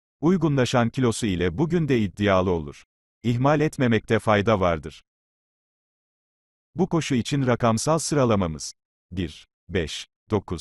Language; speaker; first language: Turkish; native; Turkish